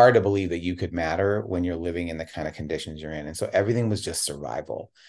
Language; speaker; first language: English; native; English